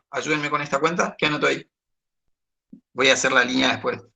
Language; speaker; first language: Spanish; native; Spanish